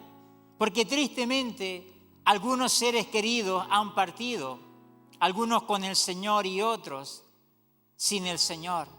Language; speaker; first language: Spanish; native; Spanish